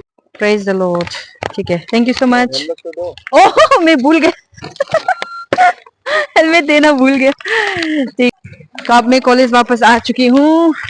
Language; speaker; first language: Hindi; non-native, local second language; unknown